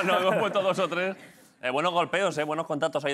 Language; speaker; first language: Spanish; native; Spanish